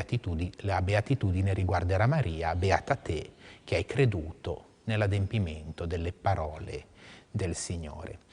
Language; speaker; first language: Italian; native; Italian